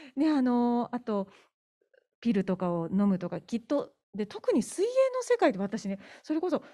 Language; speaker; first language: Japanese; native; Japanese